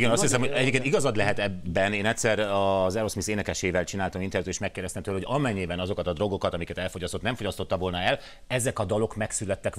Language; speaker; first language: Hungarian; native; Hungarian